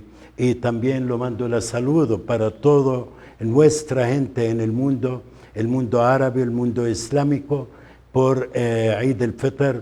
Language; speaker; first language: Spanish; non-native, fluent; Arabic